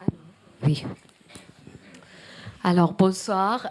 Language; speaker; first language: French; non-native, learner; Persian